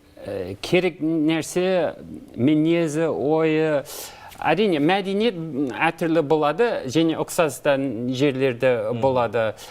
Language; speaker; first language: Kazakh; non-native, learner; English